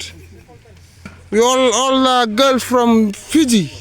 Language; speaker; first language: English; non-native, local second language; Fijian